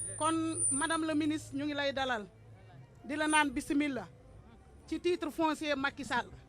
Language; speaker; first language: Wolof; non-native, local second language; Fula